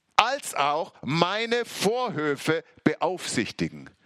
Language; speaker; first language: German; native; German